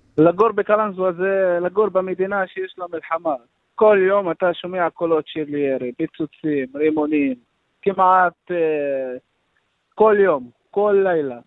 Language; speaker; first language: Hebrew; non-native, local second language; Arabic